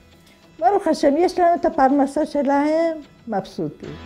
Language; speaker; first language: Hebrew; non-native, fluent; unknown